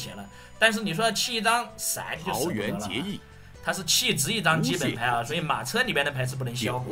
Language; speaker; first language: Chinese; native; Chinese